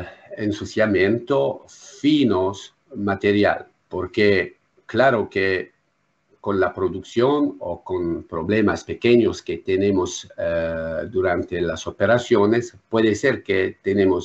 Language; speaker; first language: Spanish; non-native, learner; French